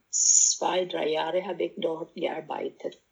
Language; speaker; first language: German; non-native, fluent; Cebuano